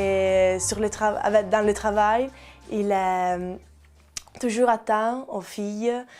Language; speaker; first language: French; non-native, local second language; Italian